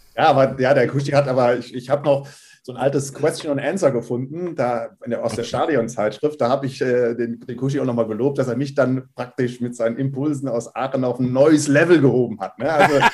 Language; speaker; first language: German; non-native, fluent; Czech